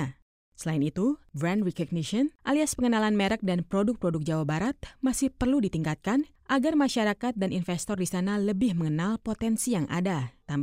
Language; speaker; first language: Indonesian; native; Indonesian